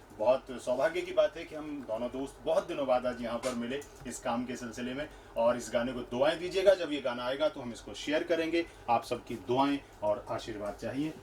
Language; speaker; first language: Hindi; native; Hindi